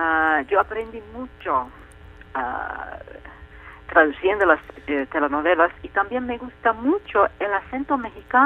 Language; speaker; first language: Spanish; non-native, fluent; Turkish